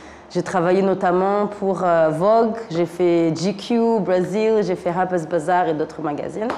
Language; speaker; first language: French; native; French